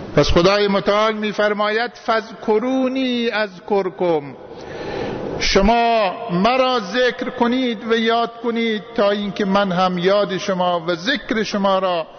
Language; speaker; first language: Persian; native; Persian